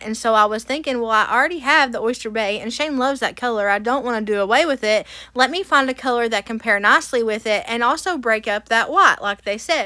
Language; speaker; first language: English; native; English